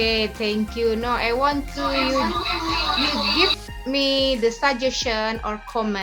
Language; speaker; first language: English; non-native, learner; Indonesian